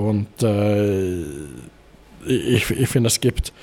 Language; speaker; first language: German; non-native, fluent; Swedish